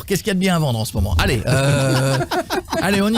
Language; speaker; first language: French; native; French